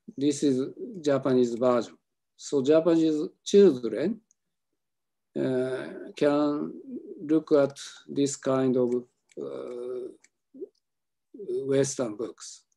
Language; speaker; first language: English; non-native, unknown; Japanese